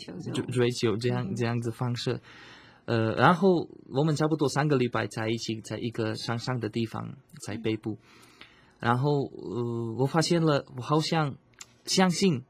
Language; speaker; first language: Chinese; non-native, fluent; Slovak